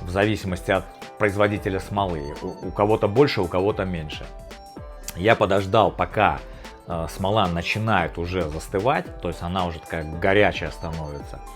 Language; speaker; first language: Russian; native; Russian